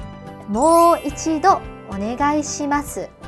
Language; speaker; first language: Japanese; non-native, fluent; English